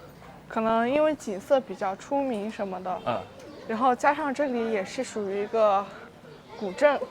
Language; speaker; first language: Chinese; native; Chinese